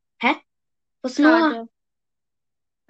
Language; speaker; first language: German; early bilingual, other home language; Vietnamese